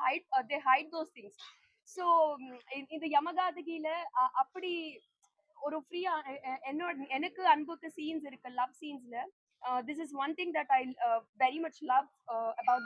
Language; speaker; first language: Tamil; non-native, fluent; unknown